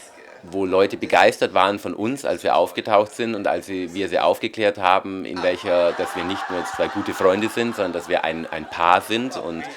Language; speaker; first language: German; native; German